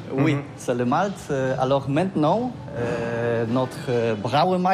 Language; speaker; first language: French; non-native, learner; Polish